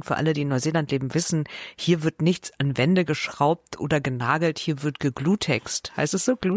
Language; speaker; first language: German; native; German